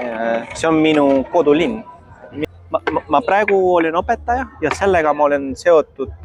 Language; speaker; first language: Estonian; non-native, fluent; Spanish